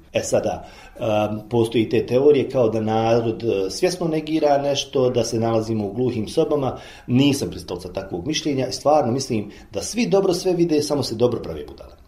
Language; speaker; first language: Bosnian; native; Bosnian